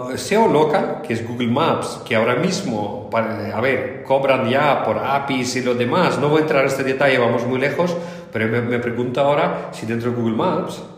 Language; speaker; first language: Spanish; non-native, fluent; Russian